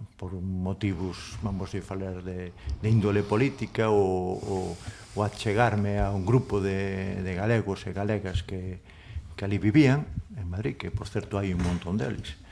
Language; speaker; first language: Galician; non-native, local second language; Spanish